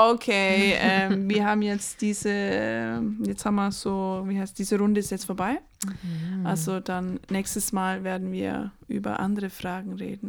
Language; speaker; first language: German; non-native, fluent; English